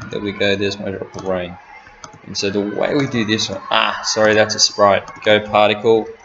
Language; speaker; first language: English; native; English